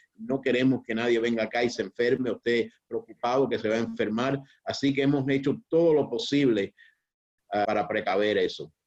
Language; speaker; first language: Spanish; early bilingual, heritage; Spanish